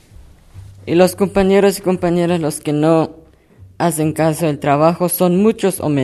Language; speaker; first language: Spanish; non-native, local second language; Tzotzil